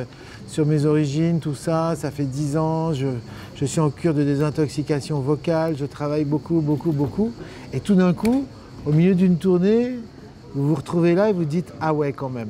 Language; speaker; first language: French; native; French